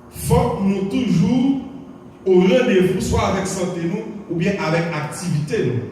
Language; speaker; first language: French; non-native, local second language; Haitian Creole